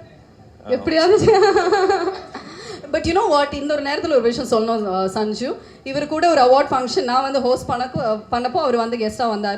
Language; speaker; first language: Tamil; native; Tamil